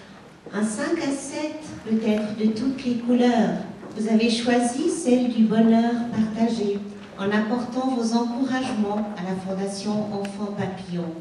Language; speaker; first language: French; native; French